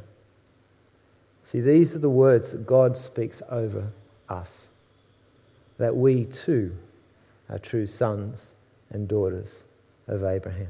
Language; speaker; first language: English; native; English